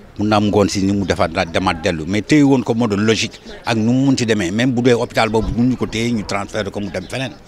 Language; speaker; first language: Wolof; native; Wolof